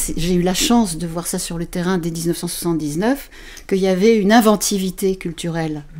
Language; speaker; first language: French; native; French